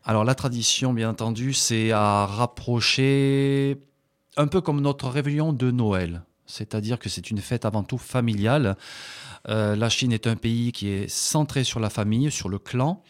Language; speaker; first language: French; native; French